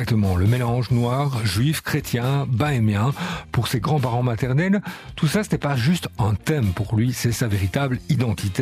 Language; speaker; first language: French; native; French